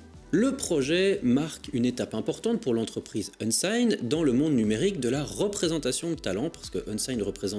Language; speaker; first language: French; native; French